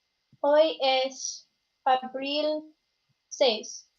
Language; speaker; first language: Spanish; non-native, learner; English